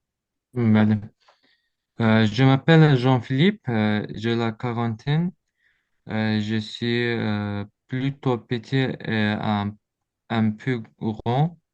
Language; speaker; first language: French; non-native, learner; Azerbaijani